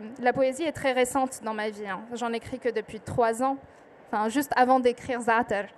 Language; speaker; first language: French; non-native, local second language; Arabic